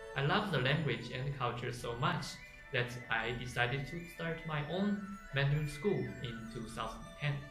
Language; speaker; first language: English; non-native, fluent; Chinese